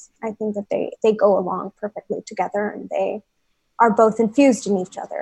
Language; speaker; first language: English; non-native, local second language; Hindi